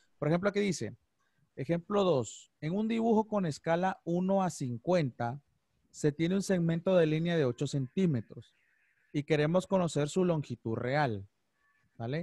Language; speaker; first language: Spanish; native; Spanish